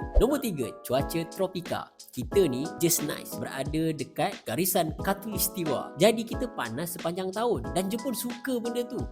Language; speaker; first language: Malay; native; Malay